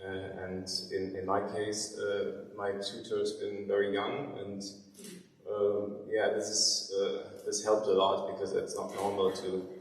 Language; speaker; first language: English; non-native, fluent; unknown